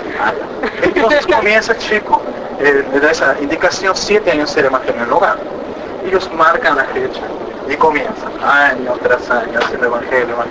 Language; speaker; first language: Spanish; native; Spanish